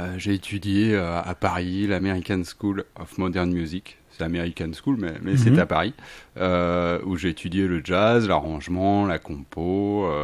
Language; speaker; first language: French; native; French